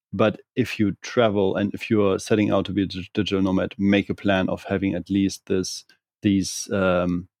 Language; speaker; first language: English; non-native, fluent; German